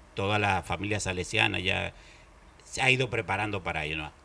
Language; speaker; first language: Spanish; native; Spanish